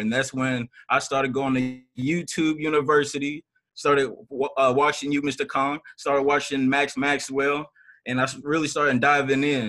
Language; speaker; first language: English; native; English